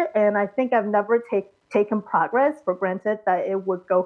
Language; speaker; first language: English; early bilingual, other home language; Chinese